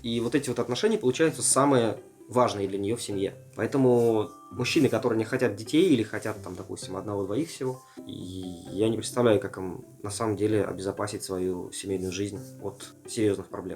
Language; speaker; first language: Russian; native; Russian